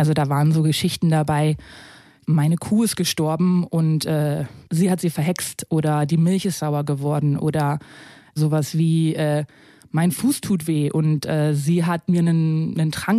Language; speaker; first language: German; native; German